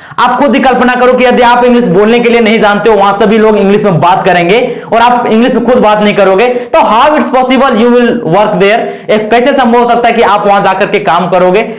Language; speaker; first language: Hindi; native; Hindi